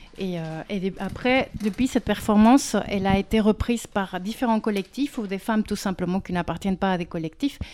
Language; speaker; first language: French; non-native, fluent; Spanish